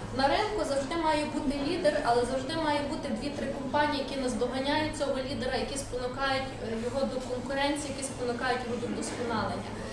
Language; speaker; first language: Ukrainian; native; Ukrainian